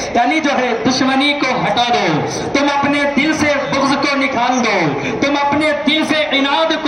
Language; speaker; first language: Urdu; native; Urdu